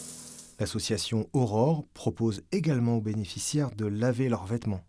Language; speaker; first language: French; native; French